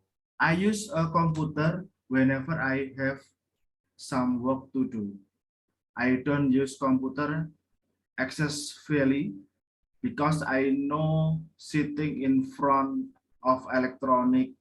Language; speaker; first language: English; non-native, learner; Indonesian